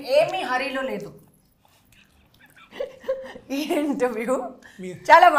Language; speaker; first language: Telugu; non-native, learner; Hindi